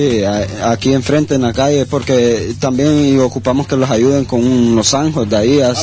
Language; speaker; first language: Spanish; native; Spanish